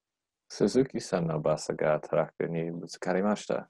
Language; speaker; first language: Japanese; non-native, learner; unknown